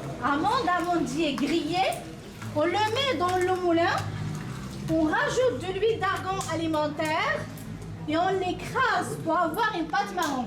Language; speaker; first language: French; non-native, local second language; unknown